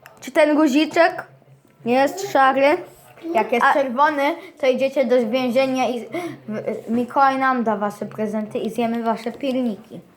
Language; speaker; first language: Polish; early bilingual, heritage; Polish